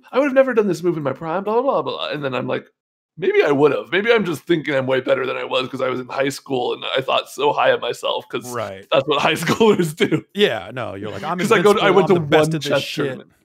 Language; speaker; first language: English; native; English